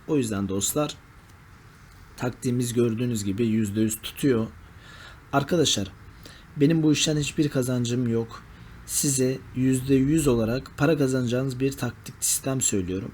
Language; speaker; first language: Turkish; native; Turkish